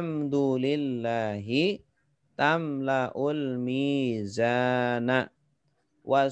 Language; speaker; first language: Arabic; non-native, fluent; Indonesian